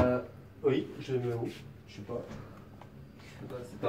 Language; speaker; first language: French; non-native, learner; Chinese